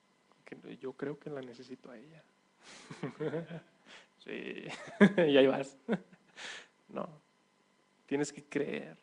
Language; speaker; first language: Spanish; native; Spanish